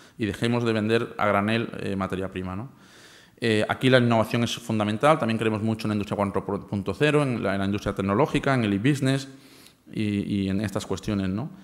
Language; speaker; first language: Spanish; native; Spanish